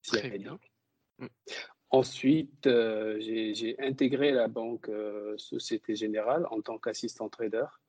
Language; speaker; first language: French; non-native, local second language; Wolof